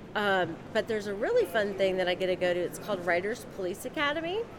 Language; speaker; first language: English; native; English